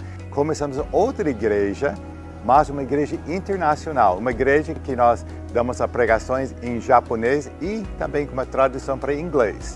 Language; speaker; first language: Portuguese; non-native, fluent; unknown